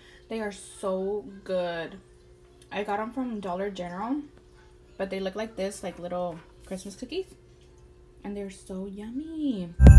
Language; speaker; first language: English; early bilingual, other home language; Spanish